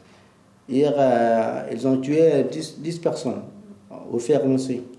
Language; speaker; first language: French; non-native, learner; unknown